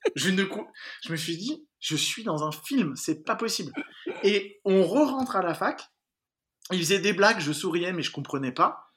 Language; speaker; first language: French; native; French